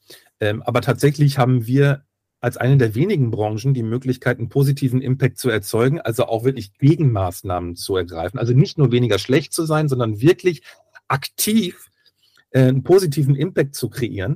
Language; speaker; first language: German; native; German